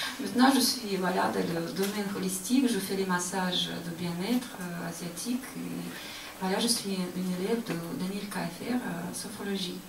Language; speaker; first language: French; non-native, learner; Russian